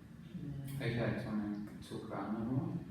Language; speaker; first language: English; non-native, fluent; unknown